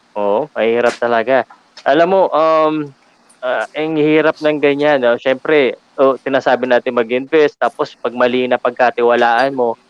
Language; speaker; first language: Filipino; native; Filipino